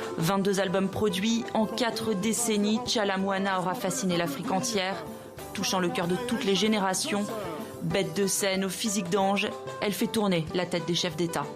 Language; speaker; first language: French; native; French